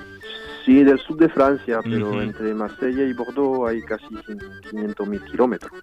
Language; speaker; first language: Spanish; early bilingual, heritage; French